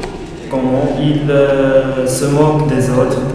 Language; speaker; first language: French; non-native, local second language; Arabic